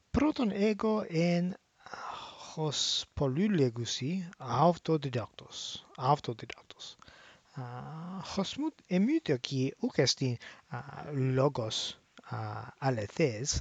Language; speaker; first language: Greek; non-native, learner; English